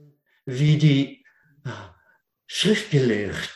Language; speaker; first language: German; non-native, learner; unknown